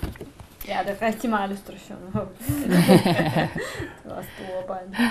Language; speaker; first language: Danish; non-native, learner; Russian